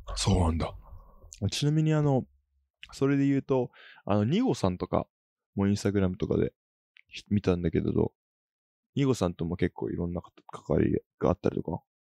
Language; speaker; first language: Japanese; native; Japanese